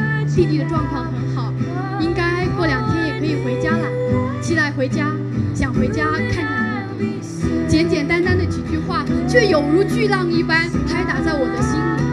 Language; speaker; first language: Chinese; native; Chinese